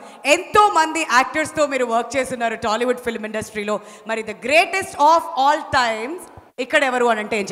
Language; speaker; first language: Telugu; native; Telugu